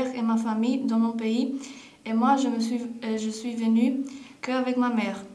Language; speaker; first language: French; non-native, fluent; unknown